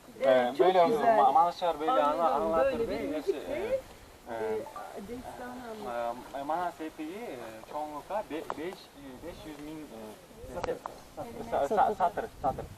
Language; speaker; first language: Turkish; non-native, local second language; Kyrgyz